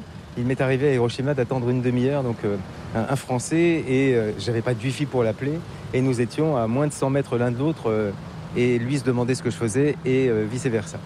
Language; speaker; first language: French; native; French